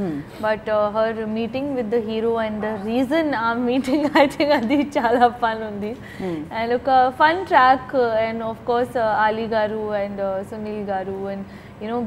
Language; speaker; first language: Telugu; non-native, learner; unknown